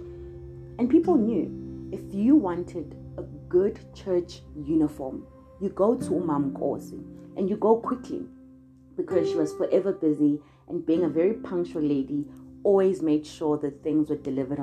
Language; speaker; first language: English; non-native, local second language; Zulu